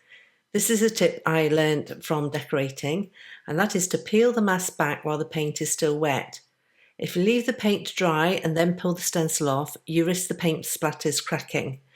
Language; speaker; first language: English; native; English